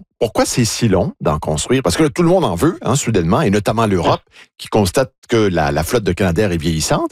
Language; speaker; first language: French; native; French